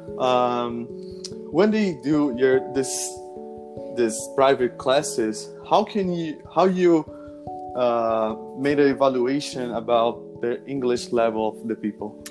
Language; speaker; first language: English; non-native, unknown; Portuguese